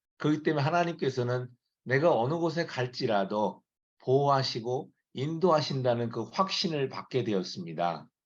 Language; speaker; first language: Korean; native; Korean